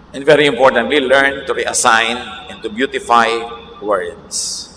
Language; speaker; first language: English; non-native, local second language; Filipino